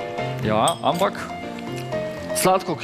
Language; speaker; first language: Slovenian; native; Slovenian